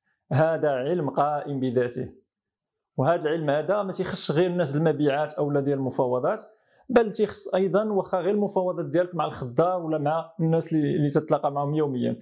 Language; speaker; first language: Arabic; native; Arabic